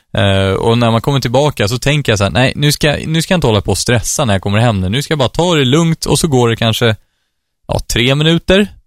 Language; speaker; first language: Swedish; native; Swedish